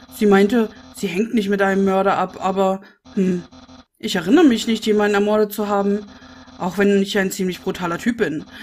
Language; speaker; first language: German; native; German